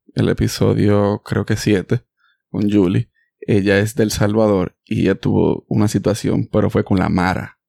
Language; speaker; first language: Spanish; native; Spanish